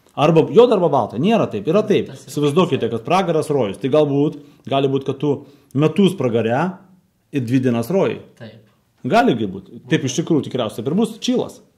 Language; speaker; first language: Lithuanian; native; Lithuanian